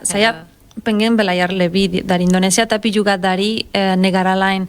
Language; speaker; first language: Indonesian; non-native, fluent; Spanish